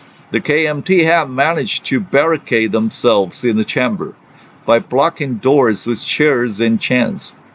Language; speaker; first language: English; non-native, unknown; Chinese